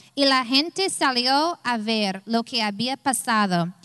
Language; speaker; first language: Spanish; non-native, fluent; English